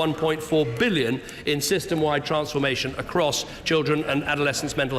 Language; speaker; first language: English; native; English